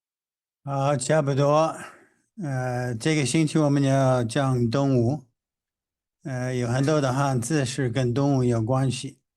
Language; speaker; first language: Chinese; non-native, fluent; English